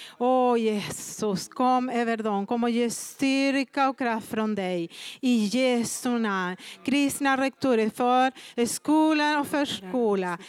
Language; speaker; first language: Swedish; non-native, fluent; Spanish